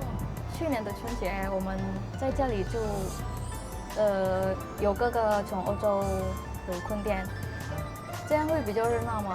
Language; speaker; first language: Chinese; non-native, fluent; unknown